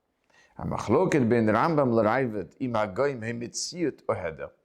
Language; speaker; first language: Hebrew; non-native, fluent; French